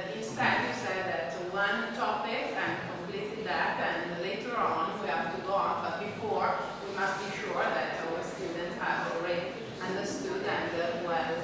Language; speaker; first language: English; non-native, fluent; Italian